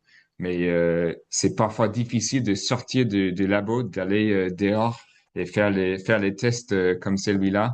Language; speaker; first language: French; non-native, fluent; English